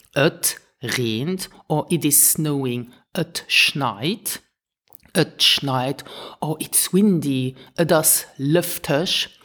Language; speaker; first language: English; non-native, fluent; Luxembourgish